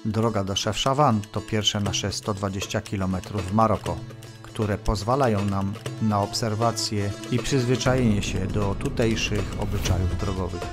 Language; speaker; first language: Polish; native; Polish